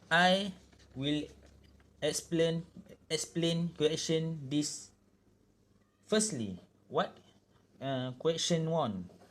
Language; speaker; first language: English; non-native, local second language; Malay